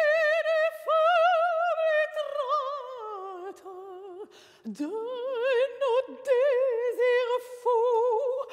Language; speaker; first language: French; native; French